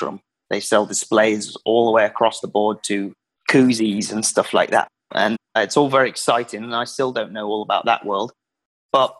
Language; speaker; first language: English; native; English